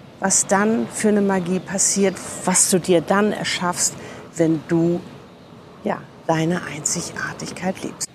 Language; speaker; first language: German; native; German